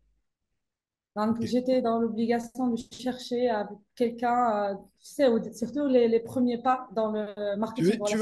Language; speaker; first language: French; non-native, local second language; Arabic